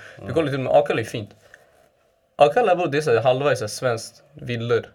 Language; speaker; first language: Swedish; early bilingual, other home language; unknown